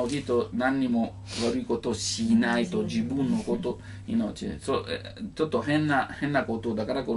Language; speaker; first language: Japanese; non-native, learner; Italian